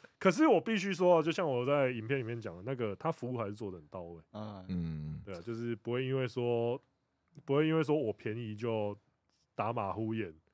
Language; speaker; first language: Chinese; native; Chinese